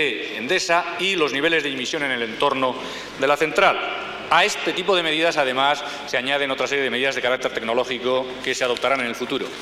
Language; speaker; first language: Spanish; native; Spanish